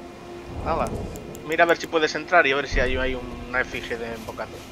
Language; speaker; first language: Spanish; native; Spanish